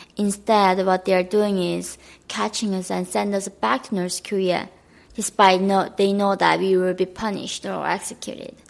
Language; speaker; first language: English; non-native, fluent; Korean